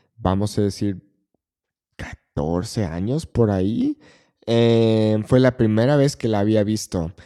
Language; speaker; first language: Spanish; non-native, fluent; English